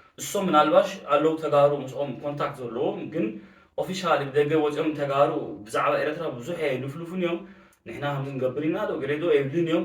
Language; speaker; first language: Tigrinya; early bilingual, heritage; Tigrinya